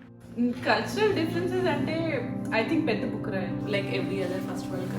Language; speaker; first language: Telugu; non-native, local second language; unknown